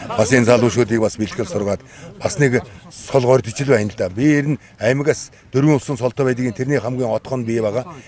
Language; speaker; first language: Mongolian; non-native, local second language; Kazakh